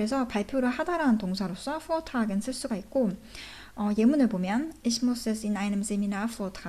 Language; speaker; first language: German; non-native, fluent; Korean